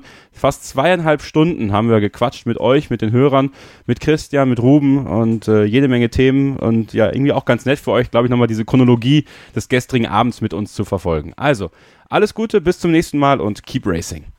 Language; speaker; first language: German; native; German